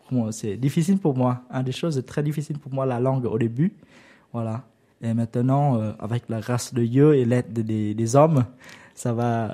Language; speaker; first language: French; non-native, fluent; Vietnamese